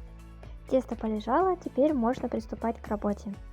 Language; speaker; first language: Russian; native; Russian